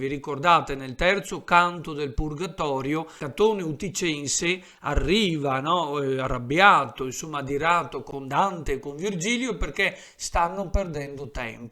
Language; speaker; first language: Italian; native; Italian